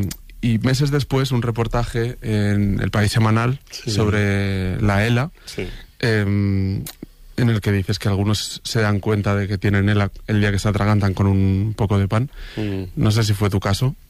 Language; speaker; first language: Spanish; native; Spanish